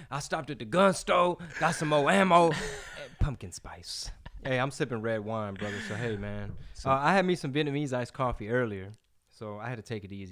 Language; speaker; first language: English; early bilingual, other home language; Spanish